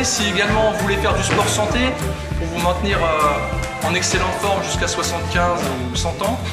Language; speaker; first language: French; native; French